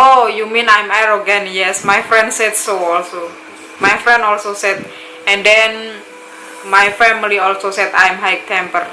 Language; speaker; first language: English; non-native, local second language; Indonesian